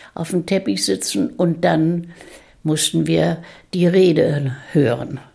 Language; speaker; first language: German; native; German